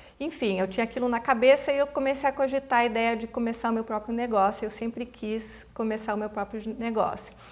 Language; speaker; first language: Portuguese; native; Portuguese